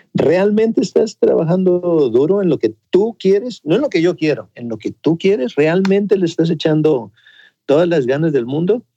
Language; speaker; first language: Spanish; native; Spanish